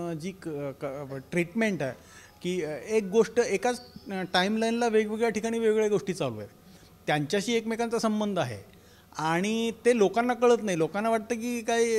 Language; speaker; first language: Marathi; native; Marathi